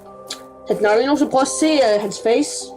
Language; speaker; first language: Danish; native; Danish